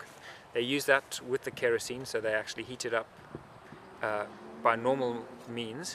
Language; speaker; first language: English; native; English